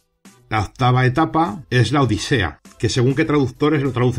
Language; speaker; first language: Spanish; native; Spanish